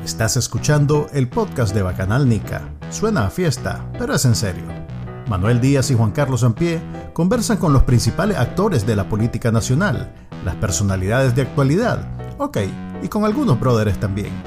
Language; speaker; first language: Spanish; native; Spanish